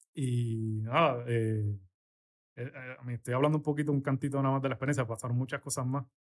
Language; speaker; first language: Spanish; native; Spanish